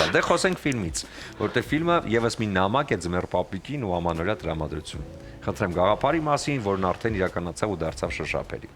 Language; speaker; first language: Armenian; native; Armenian